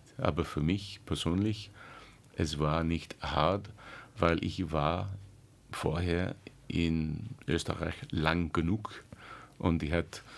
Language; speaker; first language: German; non-native, learner; English